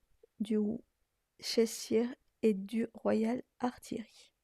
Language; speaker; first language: French; native; French